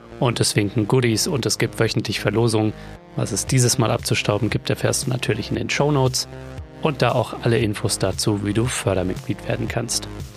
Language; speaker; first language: German; native; German